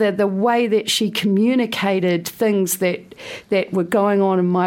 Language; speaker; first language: English; native; English